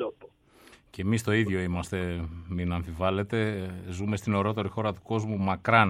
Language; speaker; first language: Greek; native; Greek